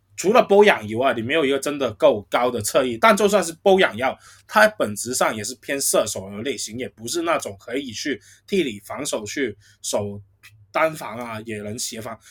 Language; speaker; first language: Chinese; native; Chinese